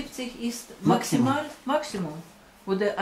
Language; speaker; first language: German; non-native, fluent; Russian